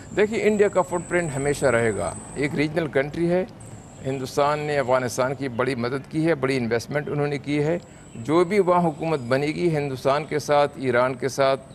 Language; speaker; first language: Urdu; non-native, local second language; Pashto